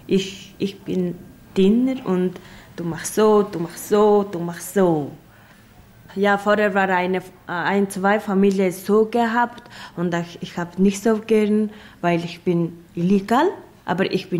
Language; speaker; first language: German; non-native, learner; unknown